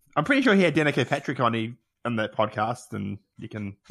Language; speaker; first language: English; native; English